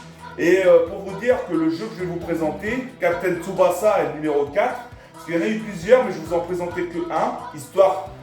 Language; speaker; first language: French; native; French